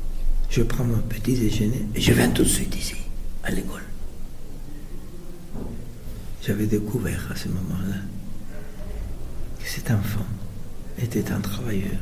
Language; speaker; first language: French; non-native, fluent; Spanish